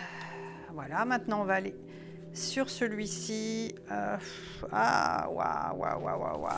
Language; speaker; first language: French; native; French